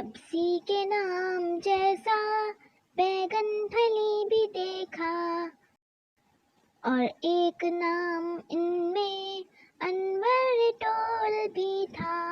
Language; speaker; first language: Urdu; native; Urdu